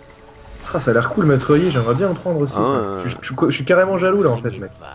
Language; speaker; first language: French; native; French